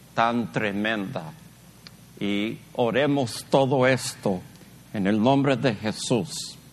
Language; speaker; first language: Spanish; early bilingual, heritage; Spanish